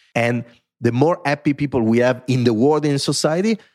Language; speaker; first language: English; non-native, fluent; Italian